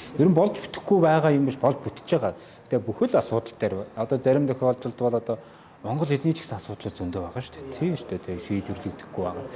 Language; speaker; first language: Mongolian; non-native, local second language; Kazakh